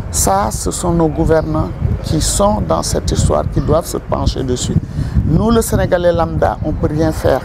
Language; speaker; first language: French; non-native, local second language; Wolof